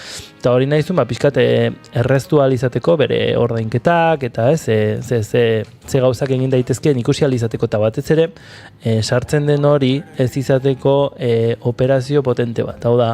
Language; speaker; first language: Basque; native; Basque